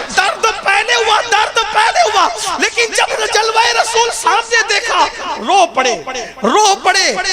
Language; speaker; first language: Urdu; native; Urdu